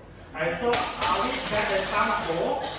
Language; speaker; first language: English; non-native, learner; Indonesian